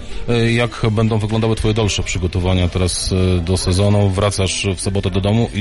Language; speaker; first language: Polish; native; Polish